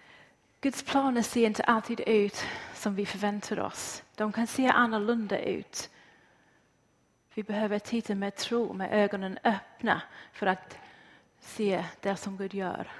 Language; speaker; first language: Swedish; non-native, fluent; English